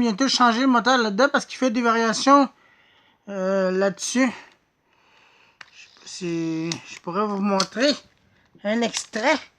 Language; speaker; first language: French; native; French